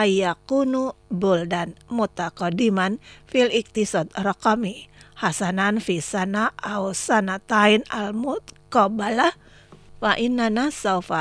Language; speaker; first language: Arabic; non-native, fluent; Indonesian